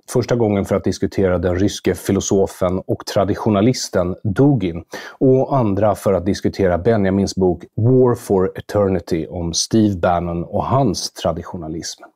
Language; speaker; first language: Swedish; native; Swedish